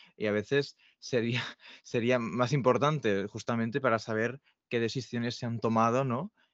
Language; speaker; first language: Spanish; non-native, local second language; Catalan